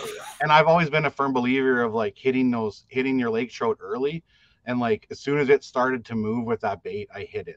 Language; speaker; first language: English; native; English